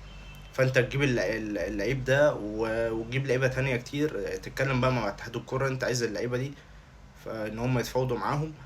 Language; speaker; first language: Arabic; native; Arabic